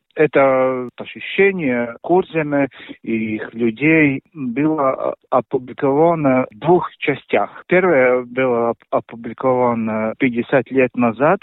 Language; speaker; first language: Russian; non-native, local second language; Latvian